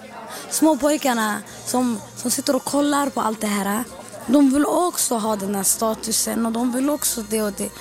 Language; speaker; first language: Swedish; early bilingual, other home language; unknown